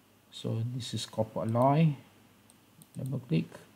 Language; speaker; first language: English; non-native, local second language; Malay